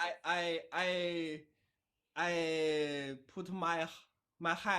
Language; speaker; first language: English; non-native, learner; Chinese